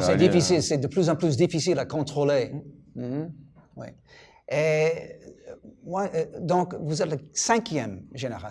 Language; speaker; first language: French; non-native, fluent; English